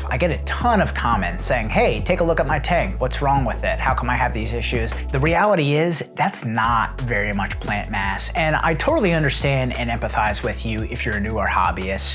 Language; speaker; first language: English; native; English